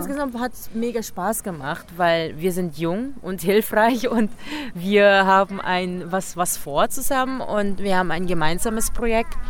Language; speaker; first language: German; early bilingual, other home language; Filipino